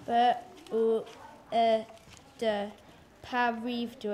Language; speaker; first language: Welsh; non-native, learner; English